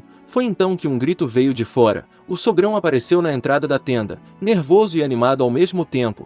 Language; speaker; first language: Portuguese; native; Portuguese